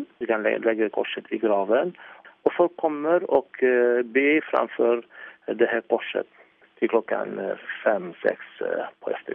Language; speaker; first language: Swedish; non-native, fluent; Arabic